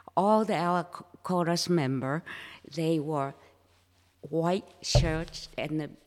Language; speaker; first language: English; non-native, fluent; Japanese